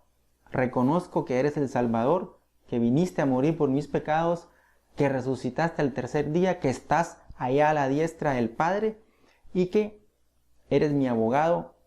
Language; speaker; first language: Spanish; native; Spanish